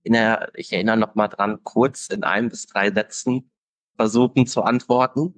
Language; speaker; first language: German; native; German